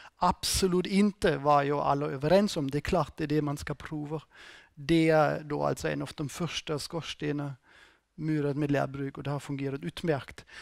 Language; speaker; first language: Swedish; non-native, fluent; German